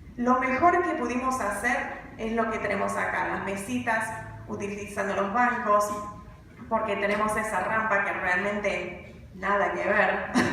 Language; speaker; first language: Spanish; non-native, fluent; English